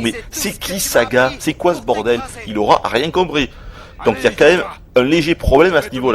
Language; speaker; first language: French; native; French